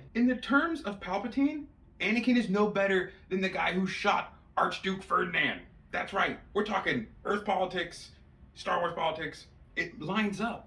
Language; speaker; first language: English; native; English